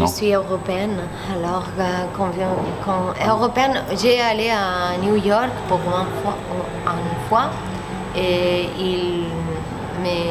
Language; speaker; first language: French; non-native, learner; Spanish